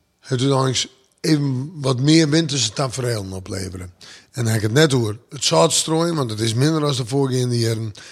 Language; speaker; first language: Dutch; non-native, local second language; Western Frisian